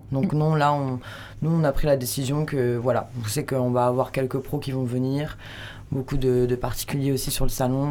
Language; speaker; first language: French; native; French